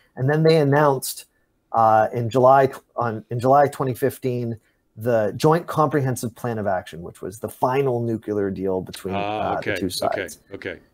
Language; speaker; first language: English; native; English